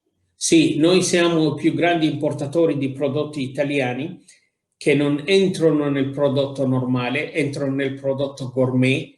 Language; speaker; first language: Italian; non-native, fluent; Arabic